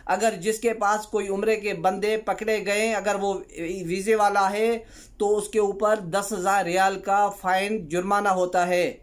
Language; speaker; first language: Urdu; non-native, local second language; Sindhi